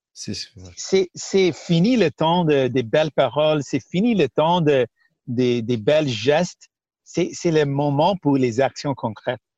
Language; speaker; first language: French; non-native, local second language; Punjabi